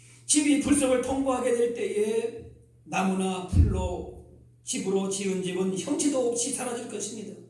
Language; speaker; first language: Korean; native; Korean